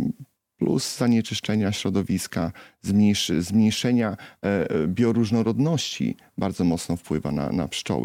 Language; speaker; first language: Polish; native; Polish